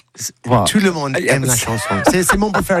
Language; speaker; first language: French; non-native, learner; English